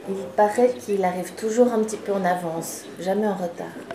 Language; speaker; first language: French; native; French